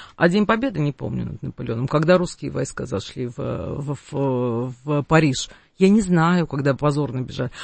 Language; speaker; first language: Russian; non-native, local second language; Armenian